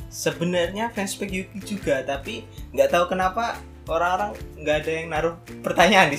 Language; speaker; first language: Indonesian; native; Indonesian